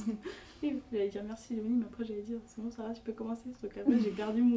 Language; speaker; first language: French; native; French